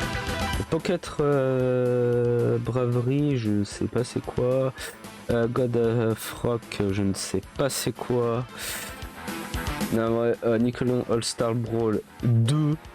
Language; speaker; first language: French; native; French